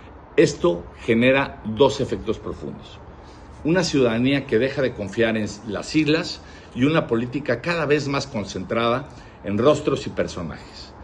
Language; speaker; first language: Spanish; native; Spanish